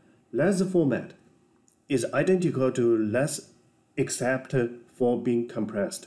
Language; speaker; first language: English; non-native, fluent; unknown